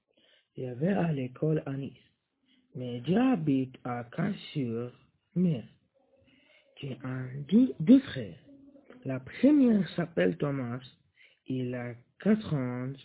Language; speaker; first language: French; non-native, learner; Arabic